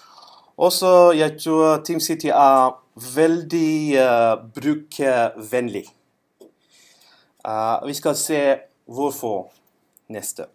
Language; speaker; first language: Norwegian; non-native, learner; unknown